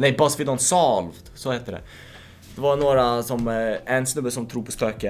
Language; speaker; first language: Swedish; native; Swedish